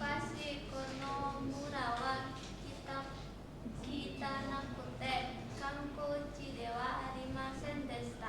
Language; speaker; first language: Japanese; non-native, learner; Indonesian